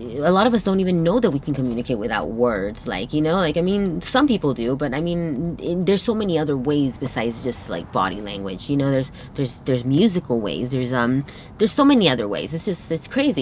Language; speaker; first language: English; early bilingual, other home language; Spanish